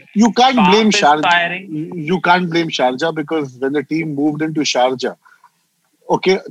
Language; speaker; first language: English; non-native, local second language; Hindi